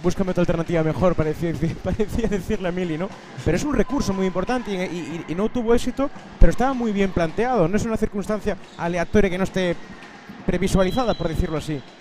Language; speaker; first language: Spanish; native; Spanish